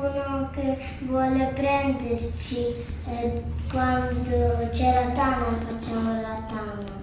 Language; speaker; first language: Italian; early bilingual, other home language; Bangla